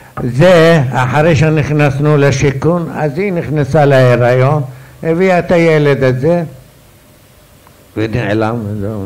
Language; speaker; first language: Hebrew; non-native, fluent; Arabic